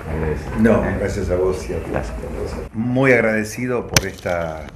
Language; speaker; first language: Spanish; native; Spanish